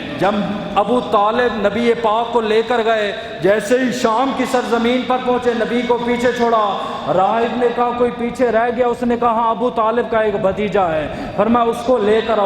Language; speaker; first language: Urdu; non-native, local second language; Punjabi